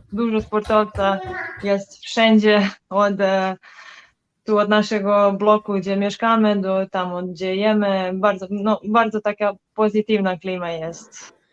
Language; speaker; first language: Polish; non-native, learner; Serbian